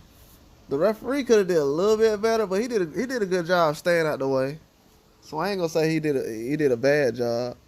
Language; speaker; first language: English; native; English